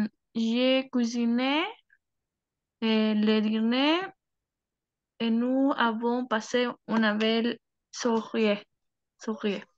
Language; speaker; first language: French; non-native, learner; Spanish